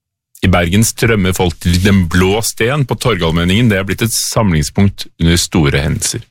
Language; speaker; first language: Norwegian; native; Norwegian